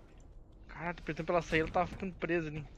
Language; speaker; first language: Portuguese; native; Portuguese